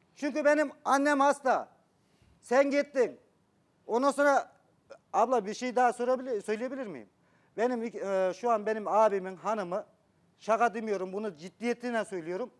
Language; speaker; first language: Turkish; native; Turkish